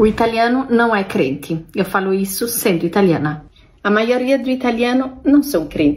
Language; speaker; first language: Portuguese; non-native, fluent; Italian